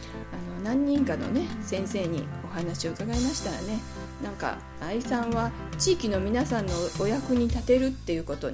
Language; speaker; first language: Japanese; native; Japanese